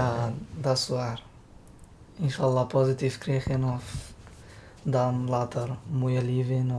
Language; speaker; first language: Dutch; non-native, learner; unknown